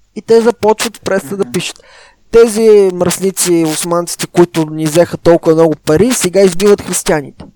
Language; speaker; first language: Bulgarian; native; Bulgarian